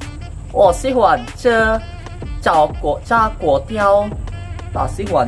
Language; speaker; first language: Chinese; non-native, learner; Malay